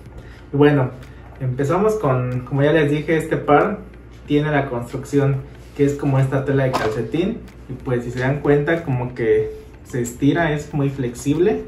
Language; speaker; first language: Spanish; native; Spanish